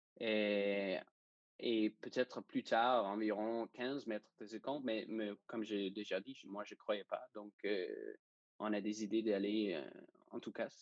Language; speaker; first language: French; non-native, fluent; Danish